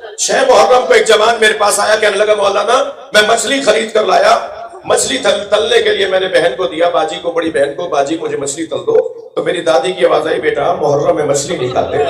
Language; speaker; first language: Urdu; non-native, local second language; Sindhi